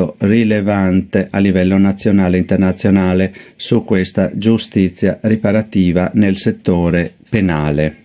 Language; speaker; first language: Italian; native; Italian